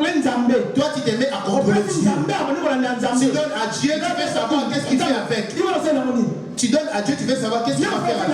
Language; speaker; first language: French; non-native, local second language; Lingala